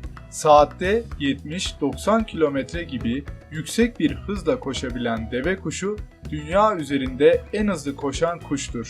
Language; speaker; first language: Turkish; native; Turkish